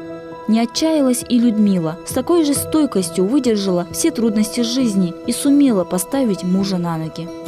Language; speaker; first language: Russian; native; Russian